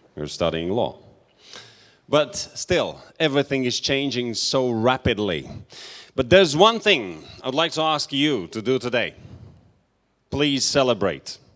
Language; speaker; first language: English; non-native, fluent; Latvian